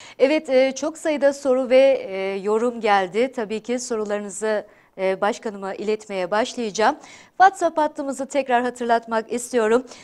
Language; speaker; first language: Turkish; native; Turkish